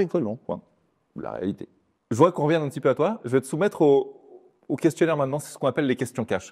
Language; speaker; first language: French; native; French